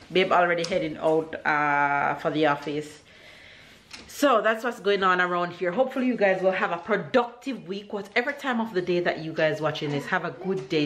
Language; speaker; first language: English; native; English